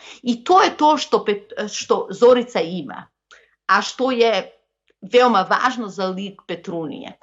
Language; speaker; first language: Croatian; non-native, local second language; Macedonian